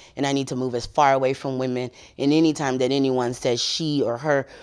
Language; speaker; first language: English; native; English